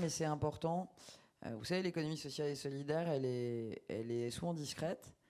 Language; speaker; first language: French; native; French